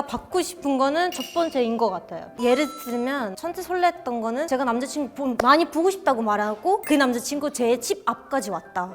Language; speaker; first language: Korean; non-native, fluent; Ukrainian